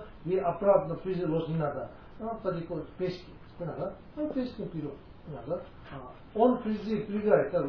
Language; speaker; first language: Russian; non-native, learner; Tibetan